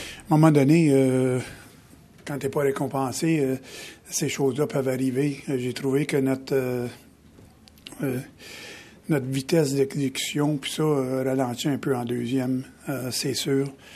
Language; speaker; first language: French; native; French